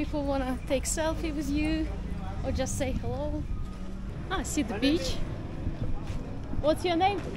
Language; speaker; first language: English; non-native, fluent; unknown